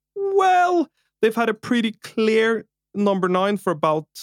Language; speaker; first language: English; non-native, fluent; Norwegian